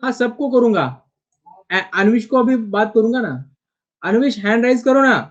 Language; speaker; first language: Hindi; non-native, local second language; Marathi